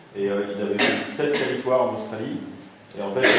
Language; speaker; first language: French; native; French